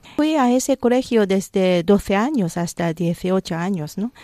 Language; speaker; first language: Spanish; non-native, fluent; Japanese